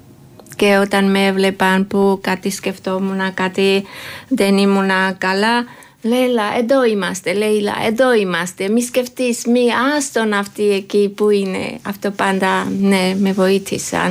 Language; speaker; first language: Greek; non-native, learner; Georgian